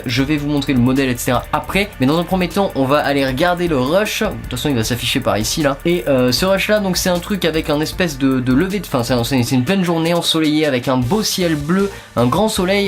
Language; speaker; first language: French; native; French